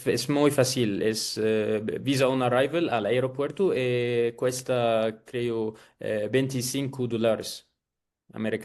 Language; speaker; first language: Spanish; non-native, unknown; Arabic